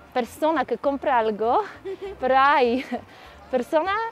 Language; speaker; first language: Spanish; non-native, fluent; Polish